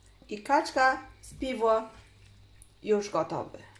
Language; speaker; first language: Polish; non-native, learner; Chinese